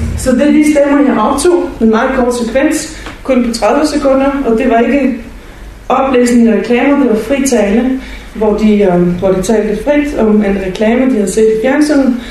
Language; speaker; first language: Danish; non-native, fluent; Bulgarian